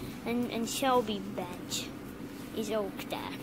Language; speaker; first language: Dutch; non-native, learner; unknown